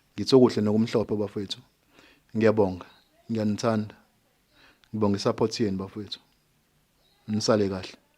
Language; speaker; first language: Zulu; native; Zulu